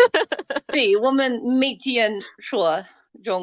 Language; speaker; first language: Chinese; non-native, learner; English